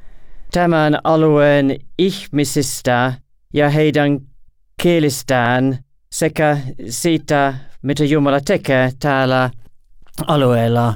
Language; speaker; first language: Finnish; non-native, learner; English